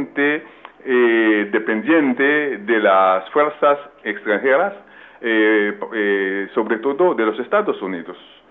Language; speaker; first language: Spanish; non-native, fluent; French